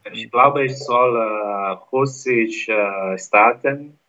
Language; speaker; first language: German; non-native, learner; Portuguese